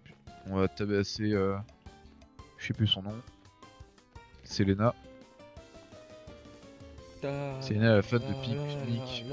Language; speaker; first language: French; native; French